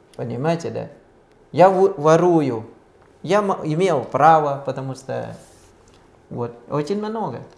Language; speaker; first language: Russian; non-native, fluent; Thai